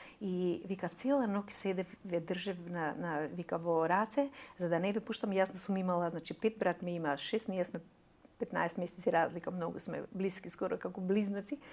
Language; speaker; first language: Macedonian; native; Macedonian